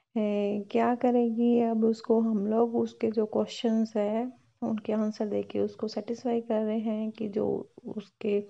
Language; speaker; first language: Hindi; non-native, local second language; Punjabi